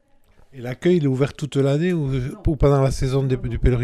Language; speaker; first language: French; native; French